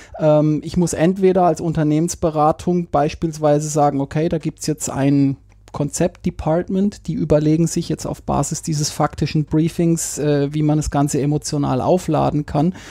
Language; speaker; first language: German; native; German